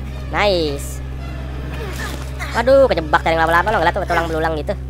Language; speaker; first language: Indonesian; native; Indonesian